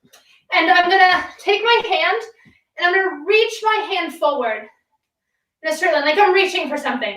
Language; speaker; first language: English; native; English